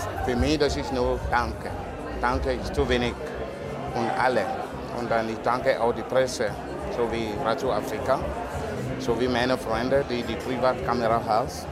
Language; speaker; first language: German; non-native, learner; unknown